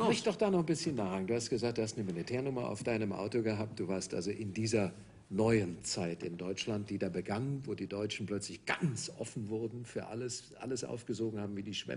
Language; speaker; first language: German; native; German